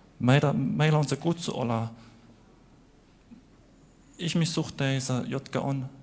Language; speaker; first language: Finnish; non-native, fluent; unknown